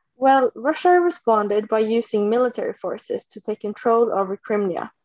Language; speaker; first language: English; non-native, fluent; Norwegian